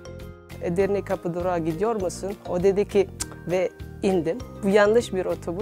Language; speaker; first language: Turkish; non-native, learner; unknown